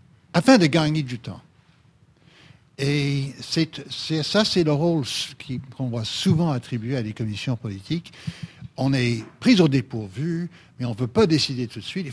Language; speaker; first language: French; native; French